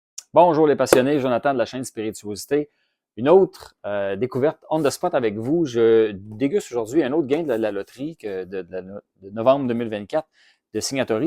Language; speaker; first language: French; native; French